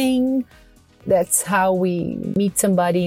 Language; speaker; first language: English; non-native, fluent; Portuguese